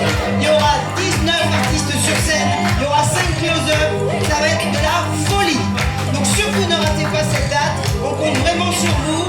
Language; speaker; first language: French; native; French